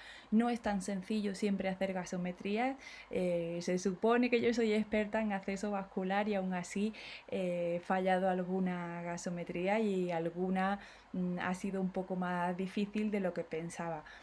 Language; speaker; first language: Spanish; native; Spanish